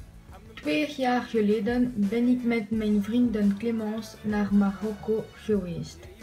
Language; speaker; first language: Dutch; non-native, learner; French